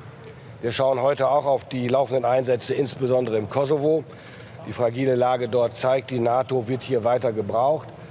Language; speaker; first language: German; native; German